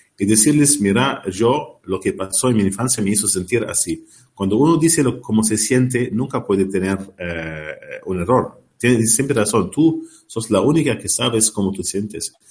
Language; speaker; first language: Spanish; non-native, learner; Arabic